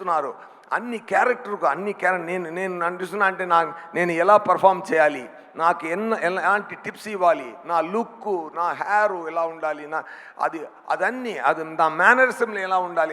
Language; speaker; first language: Telugu; non-native, learner; Tamil